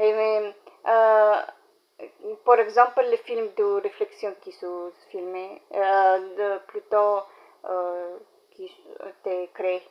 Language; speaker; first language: French; non-native, learner; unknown